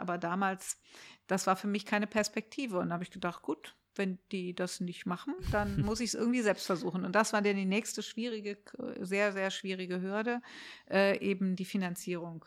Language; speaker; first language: German; early bilingual, heritage; German